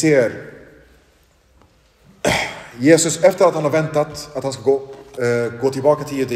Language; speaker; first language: Swedish; non-native, local second language; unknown